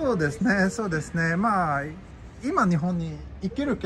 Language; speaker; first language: Japanese; non-native, fluent; Swedish